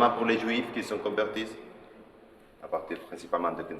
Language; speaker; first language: French; non-native, local second language; Catalan